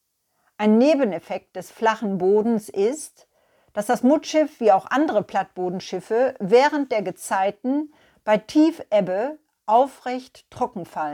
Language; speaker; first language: German; native; German